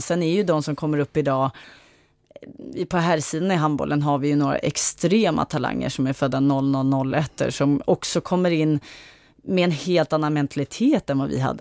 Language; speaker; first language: Swedish; native; Swedish